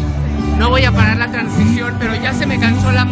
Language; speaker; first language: Spanish; native; Spanish